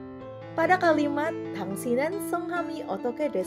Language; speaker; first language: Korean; non-native, fluent; Indonesian